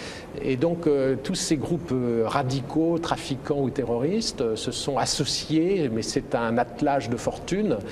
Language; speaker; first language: French; native; French